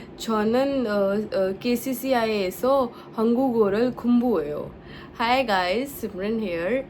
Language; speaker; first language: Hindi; non-native, local second language; Punjabi